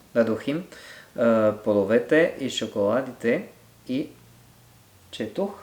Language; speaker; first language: Bulgarian; non-native, learner; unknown